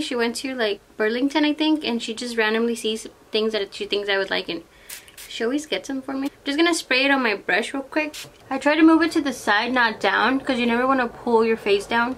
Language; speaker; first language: English; early bilingual, other home language; Spanish